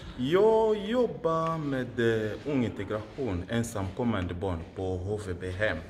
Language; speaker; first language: Swedish; non-native, learner; Lingala